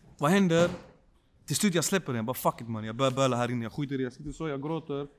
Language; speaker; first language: Swedish; early bilingual, other home language; Spanish